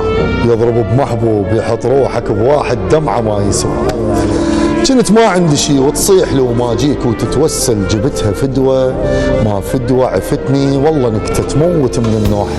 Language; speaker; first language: Arabic; native; Arabic